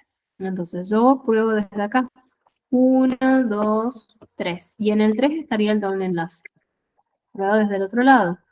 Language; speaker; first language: Spanish; native; Spanish